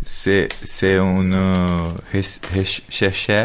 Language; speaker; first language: French; non-native, learner; Portuguese